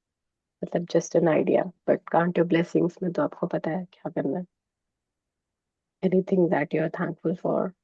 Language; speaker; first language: Hindi; native; Hindi